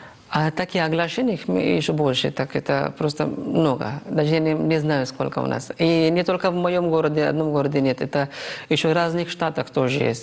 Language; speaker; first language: Russian; non-native, fluent; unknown